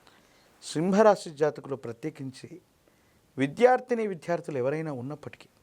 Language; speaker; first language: Telugu; native; Telugu